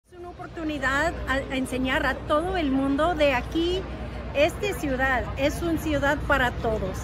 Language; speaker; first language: Spanish; early bilingual, heritage; English